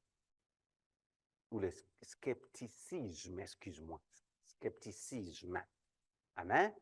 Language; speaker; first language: French; non-native, local second language; Kinyarwanda